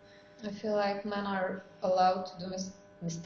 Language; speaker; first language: English; non-native, fluent; Romanian